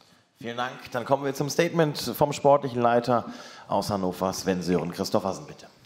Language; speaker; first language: German; native; German